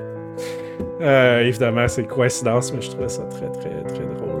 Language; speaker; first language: French; native; French